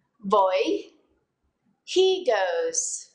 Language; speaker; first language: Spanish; non-native, fluent; English